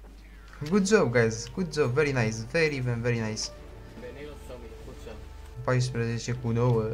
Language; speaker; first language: English; non-native, learner; Romanian